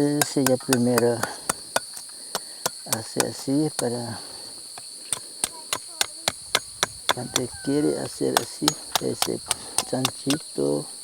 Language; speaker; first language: Spanish; non-native, local second language; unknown